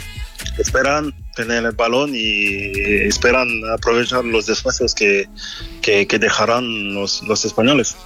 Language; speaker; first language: Spanish; non-native, fluent; French